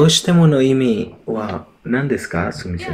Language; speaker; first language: Japanese; non-native, learner; English